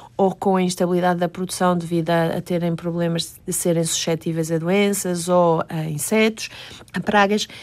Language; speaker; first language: Portuguese; native; Portuguese